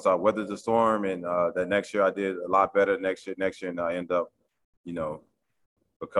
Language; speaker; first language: English; native; English